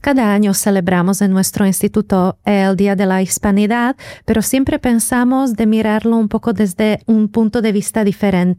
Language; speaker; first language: Spanish; non-native, fluent; Slovak